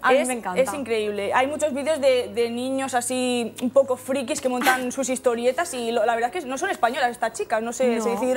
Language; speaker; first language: Spanish; native; Spanish